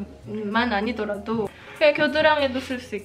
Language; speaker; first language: Korean; non-native, fluent; Japanese